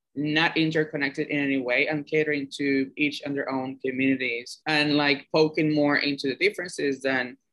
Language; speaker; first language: English; non-native, fluent; Spanish